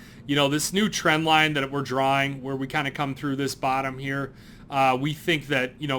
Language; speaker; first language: English; native; English